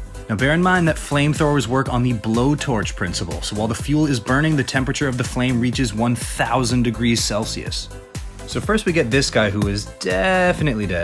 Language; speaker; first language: English; native; English